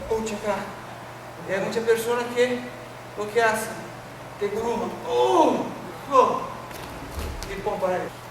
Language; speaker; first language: Spanish; non-native, learner; Portuguese